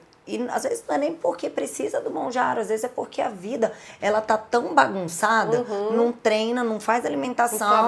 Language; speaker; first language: Portuguese; native; Portuguese